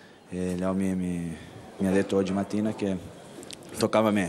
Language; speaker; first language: Italian; non-native, fluent; Portuguese